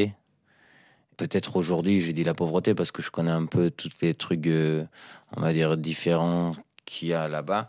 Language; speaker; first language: French; non-native, fluent; Persian